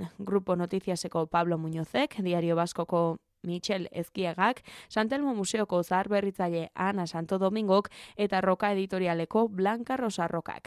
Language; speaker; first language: Basque; native; Basque